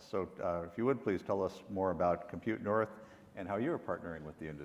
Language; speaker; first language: English; native; English